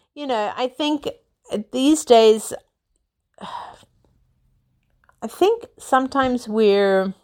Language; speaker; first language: English; native; English